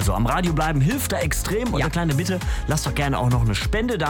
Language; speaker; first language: German; native; German